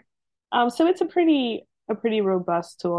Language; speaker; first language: English; non-native, fluent; French